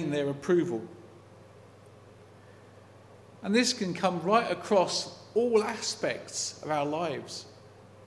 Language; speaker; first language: English; native; English